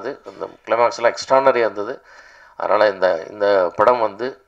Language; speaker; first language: Tamil; native; Tamil